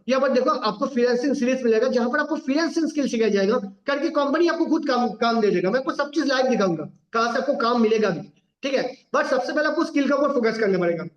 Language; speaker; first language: Hindi; non-native, local second language; Bangla